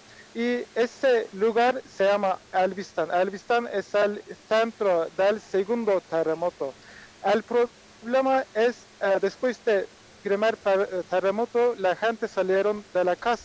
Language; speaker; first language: Spanish; non-native, fluent; Turkish